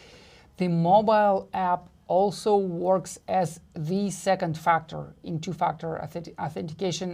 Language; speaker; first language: English; non-native, fluent; Russian